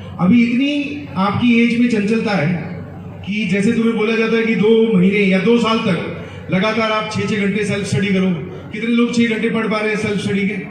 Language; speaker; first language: Hindi; native; Hindi